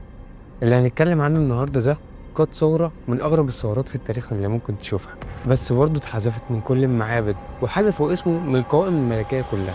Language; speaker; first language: Arabic; native; Arabic